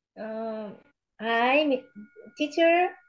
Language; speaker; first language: English; non-native, learner; Korean